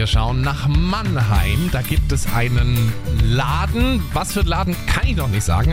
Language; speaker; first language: German; native; German